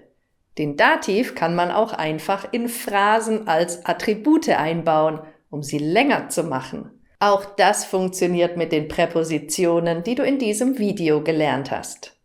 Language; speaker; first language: German; native; German